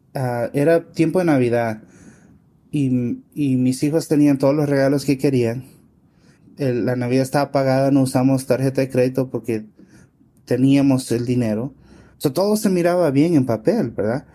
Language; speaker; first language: Spanish; early bilingual, heritage; Spanish